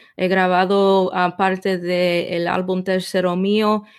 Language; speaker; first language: Spanish; early bilingual, heritage; Spanish